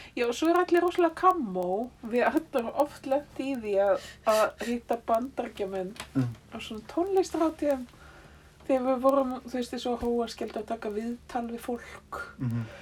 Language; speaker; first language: Icelandic; native; Icelandic